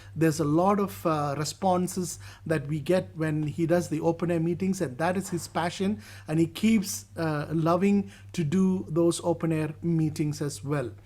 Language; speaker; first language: English; non-native, local second language; Malayalam